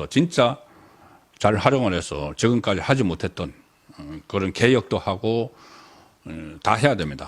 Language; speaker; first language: Korean; native; Korean